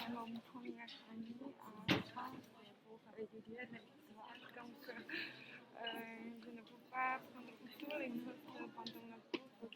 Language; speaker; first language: French; non-native, learner; Chinese